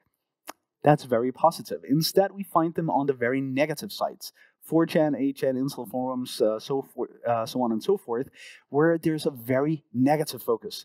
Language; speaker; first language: English; non-native, fluent; Danish